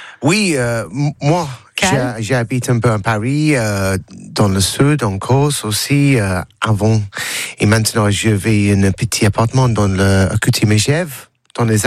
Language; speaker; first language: French; non-native, fluent; English